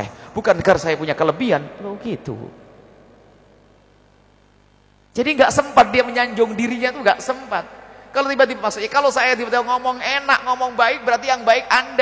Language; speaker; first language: Indonesian; native; Indonesian